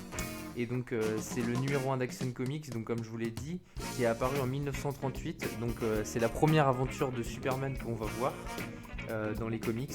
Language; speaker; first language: French; native; French